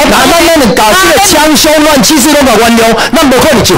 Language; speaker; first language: Chinese; native; Chinese